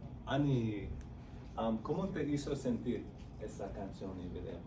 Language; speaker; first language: Spanish; non-native, fluent; English